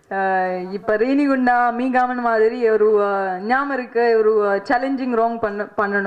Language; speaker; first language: Tamil; non-native, learner; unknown